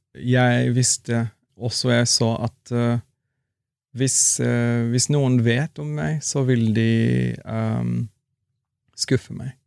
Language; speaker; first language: Norwegian; non-native, fluent; Arabic